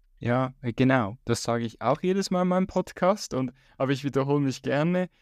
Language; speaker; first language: German; native; German